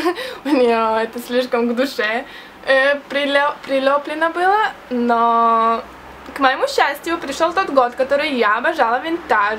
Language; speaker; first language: Russian; early bilingual, heritage; Russian